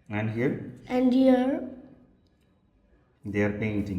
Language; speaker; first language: English; non-native, fluent; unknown